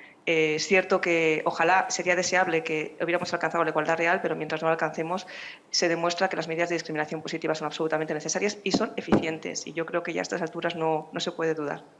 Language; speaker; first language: Spanish; native; Spanish